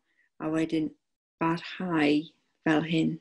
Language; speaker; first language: Welsh; non-native, local second language; English